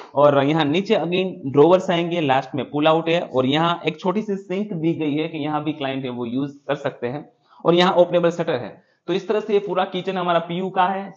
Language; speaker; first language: Hindi; non-native, local second language; Gujarati